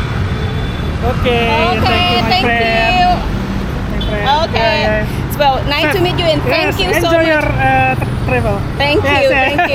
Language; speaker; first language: English; non-native, learner; Thai